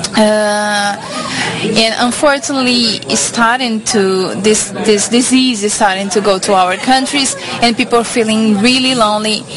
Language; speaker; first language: English; non-native, fluent; Portuguese